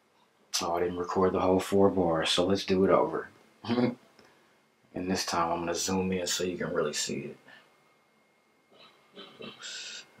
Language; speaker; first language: English; native; English